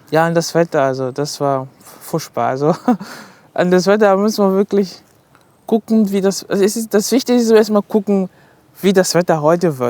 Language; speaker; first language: German; non-native, fluent; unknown